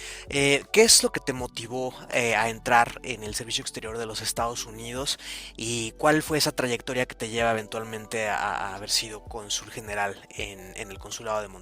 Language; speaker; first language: Spanish; native; Spanish